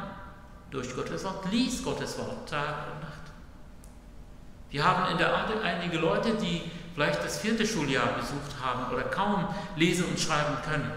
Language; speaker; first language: German; non-native, fluent; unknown